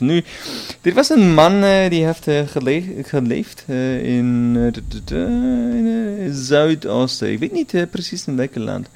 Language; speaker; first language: Dutch; non-native, learner; German